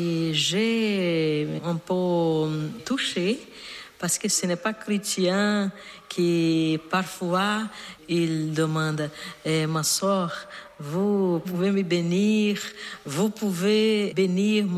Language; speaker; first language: French; non-native, learner; Portuguese